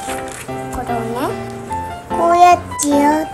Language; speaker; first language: Japanese; native; Japanese